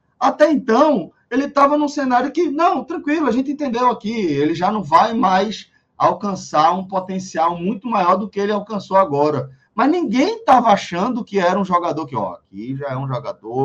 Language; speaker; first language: Portuguese; native; Portuguese